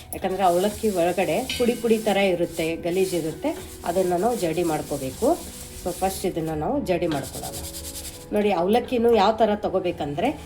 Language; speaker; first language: Kannada; native; Kannada